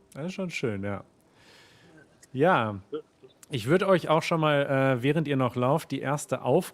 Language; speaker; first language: German; native; German